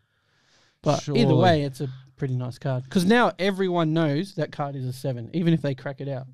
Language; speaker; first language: English; native; English